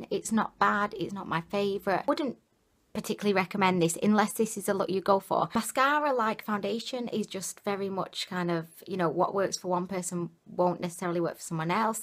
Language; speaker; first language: English; native; English